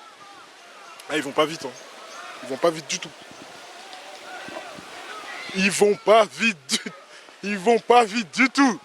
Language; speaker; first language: French; native; French